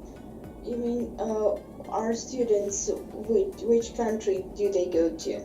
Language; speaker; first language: English; non-native, fluent; Bosnian